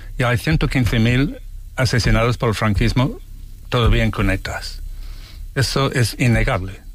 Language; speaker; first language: Spanish; non-native, fluent; English